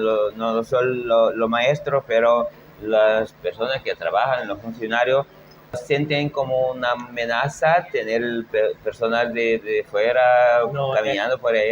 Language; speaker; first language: Spanish; non-native, fluent; Portuguese